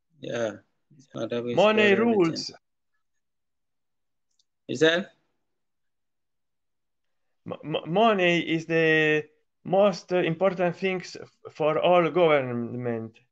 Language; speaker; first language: English; non-native, learner; Italian